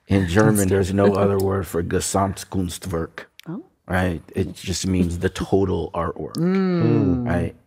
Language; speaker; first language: English; native; English